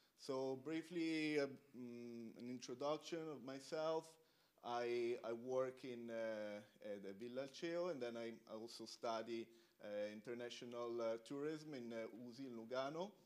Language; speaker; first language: English; non-native, fluent; Italian